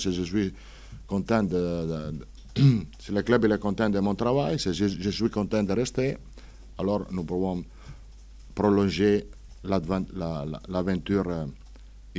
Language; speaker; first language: French; non-native, fluent; Italian